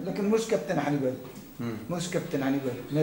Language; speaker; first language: Arabic; non-native, learner; Bangla